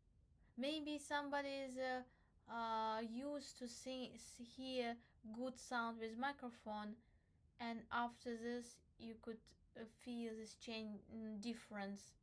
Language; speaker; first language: English; non-native, learner; Crimean Tatar